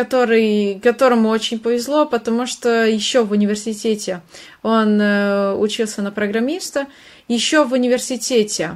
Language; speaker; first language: Russian; non-native, fluent; Hungarian